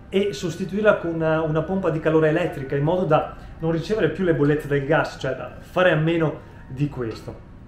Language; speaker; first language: Italian; native; Italian